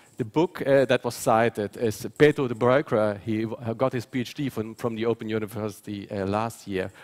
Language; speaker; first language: English; non-native, fluent; Dutch